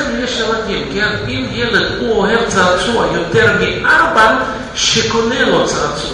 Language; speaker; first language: Hebrew; non-native, fluent; Russian